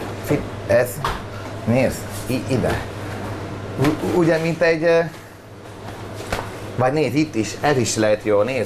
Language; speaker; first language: Hungarian; non-native, learner; Italian